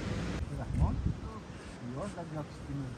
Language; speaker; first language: Persian; native; Persian